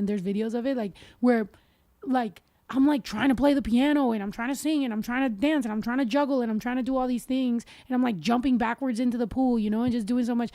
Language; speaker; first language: English; early bilingual, other home language; Spanish